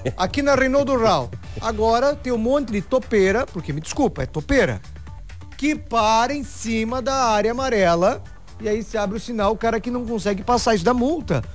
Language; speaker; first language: Portuguese; native; Portuguese